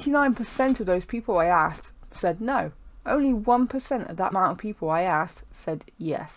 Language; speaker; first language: English; native; English